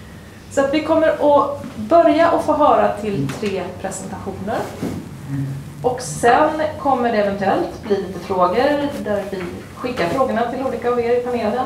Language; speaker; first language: Swedish; native; Swedish